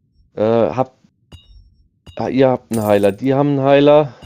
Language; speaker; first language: German; native; German